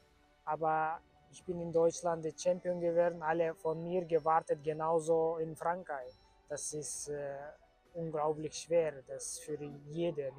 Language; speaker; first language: German; non-native, learner; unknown